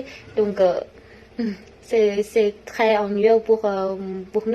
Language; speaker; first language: French; non-native, learner; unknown